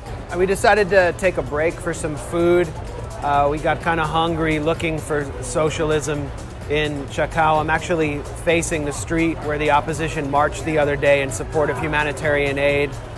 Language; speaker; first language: English; native; English